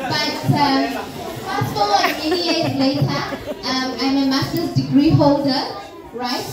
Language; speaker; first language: English; non-native, local second language; Swati